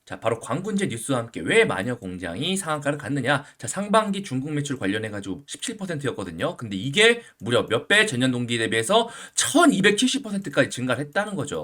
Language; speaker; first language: Korean; native; Korean